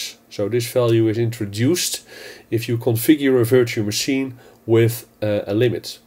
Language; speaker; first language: English; non-native, fluent; Dutch